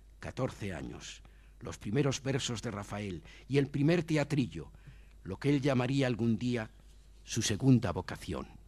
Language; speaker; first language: Spanish; native; Spanish